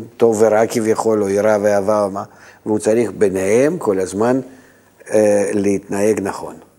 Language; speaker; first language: Hebrew; non-native, fluent; Russian